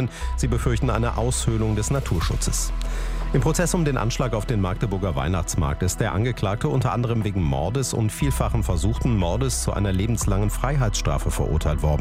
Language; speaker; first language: German; native; German